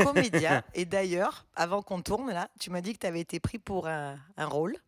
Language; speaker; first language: French; native; French